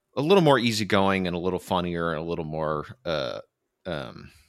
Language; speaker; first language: English; native; English